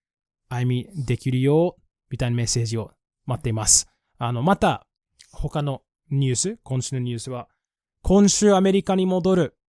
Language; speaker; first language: Japanese; non-native, fluent; English